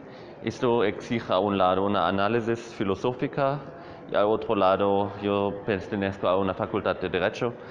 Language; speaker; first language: Spanish; non-native, fluent; German